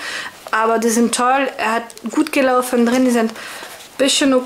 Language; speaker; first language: German; non-native, fluent; French